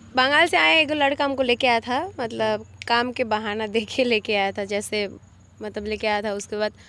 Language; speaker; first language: Hindi; non-native, local second language; Bangla